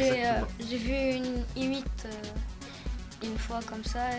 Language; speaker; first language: French; non-native, local second language; Arabic